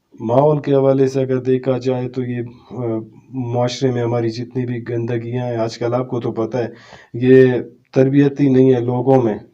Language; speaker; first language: Urdu; non-native, local second language; Brahui